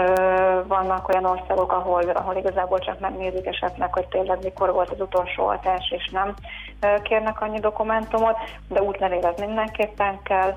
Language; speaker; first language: Hungarian; native; Hungarian